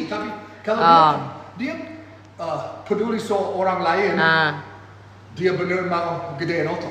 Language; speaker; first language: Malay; non-native, learner; English